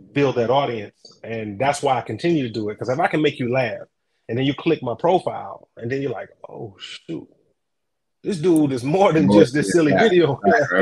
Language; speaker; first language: English; native; English